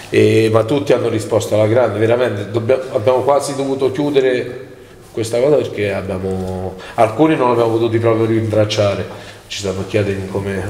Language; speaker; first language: Italian; native; Italian